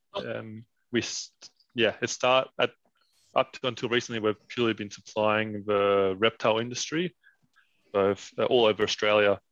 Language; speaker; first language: English; non-native, fluent; Danish